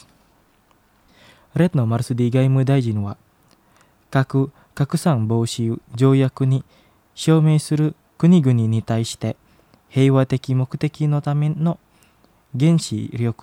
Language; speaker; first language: Japanese; non-native, fluent; Indonesian